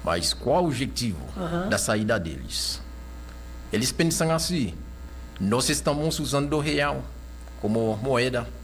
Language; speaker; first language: Portuguese; non-native, local second language; Haitian Creole